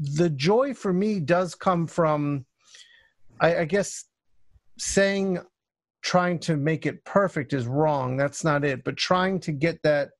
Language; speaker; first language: English; native; English